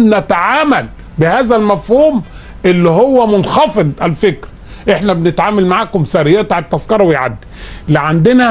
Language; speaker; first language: Arabic; native; Arabic